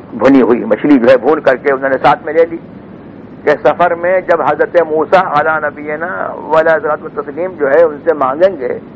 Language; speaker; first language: Urdu; native; Urdu